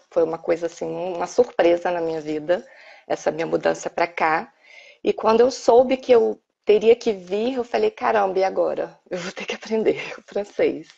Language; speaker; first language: Portuguese; native; Portuguese